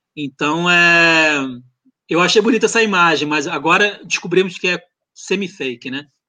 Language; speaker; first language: Portuguese; early bilingual, other home language; French